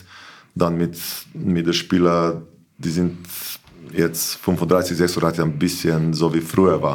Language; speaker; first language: German; non-native, learner; Slovenian